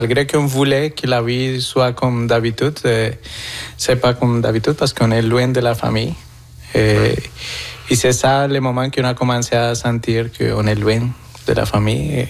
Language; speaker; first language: French; non-native, fluent; Spanish